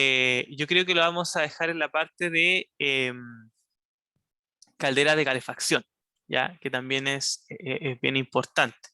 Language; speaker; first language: Spanish; native; Spanish